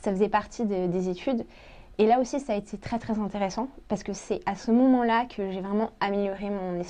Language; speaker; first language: French; early bilingual, other home language; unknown